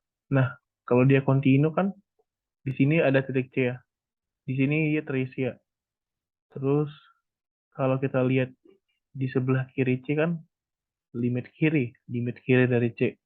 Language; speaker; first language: Indonesian; native; Indonesian